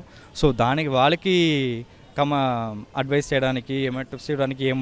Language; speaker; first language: Telugu; early bilingual, heritage; Tamil